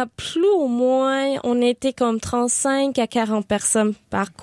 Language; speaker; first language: French; non-native, learner; Spanish